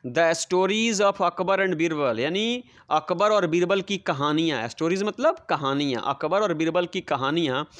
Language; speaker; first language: Hindi; non-native, local second language; Bhojpuri